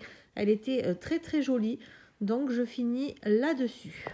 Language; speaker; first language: French; native; French